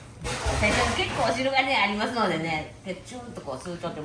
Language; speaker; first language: Japanese; native; Japanese